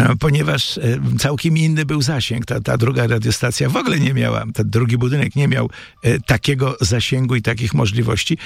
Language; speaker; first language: Polish; native; Polish